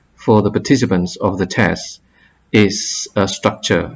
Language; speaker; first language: English; non-native, fluent; Indonesian